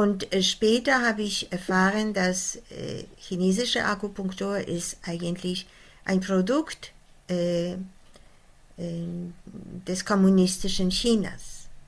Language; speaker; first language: German; non-native, fluent; Polish